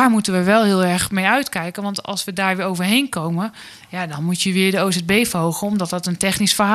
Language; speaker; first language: Dutch; native; Dutch